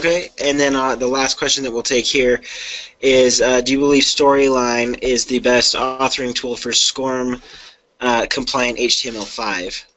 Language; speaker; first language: English; native; English